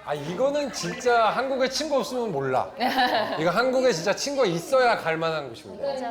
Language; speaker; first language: Korean; native; Korean